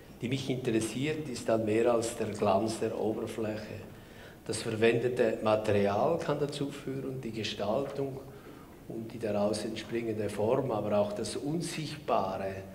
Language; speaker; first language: German; non-native, local second language; Romansh